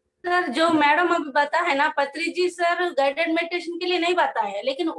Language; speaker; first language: Hindi; non-native, local second language; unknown